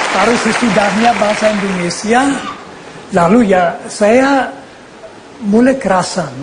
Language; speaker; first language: Indonesian; non-native, fluent; German